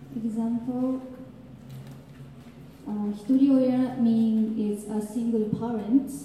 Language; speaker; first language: English; non-native, learner; Japanese